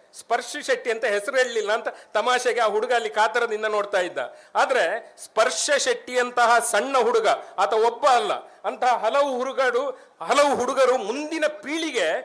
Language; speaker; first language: Kannada; non-native, local second language; Tulu